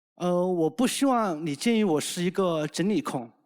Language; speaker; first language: Chinese; native; Chinese